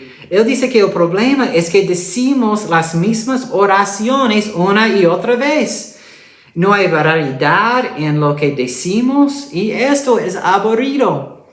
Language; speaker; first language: Spanish; non-native, fluent; English